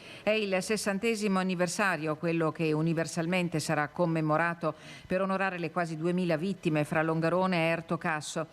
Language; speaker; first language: Italian; native; Italian